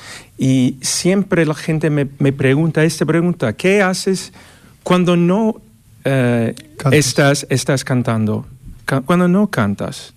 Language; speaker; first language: Spanish; non-native, learner; English